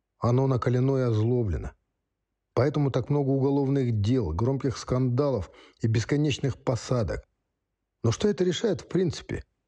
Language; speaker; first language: Russian; non-native, local second language; Kazakh